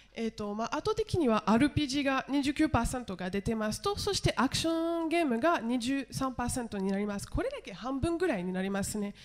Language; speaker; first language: Japanese; non-native, fluent; French